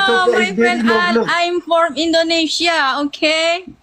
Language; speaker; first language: English; non-native, learner; Indonesian